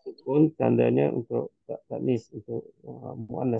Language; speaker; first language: Indonesian; non-native, learner; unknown